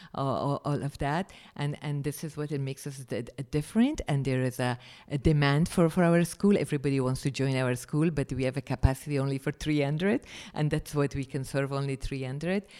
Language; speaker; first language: English; non-native, fluent; Persian